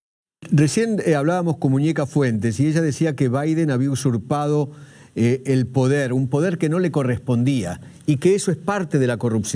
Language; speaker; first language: Spanish; native; Spanish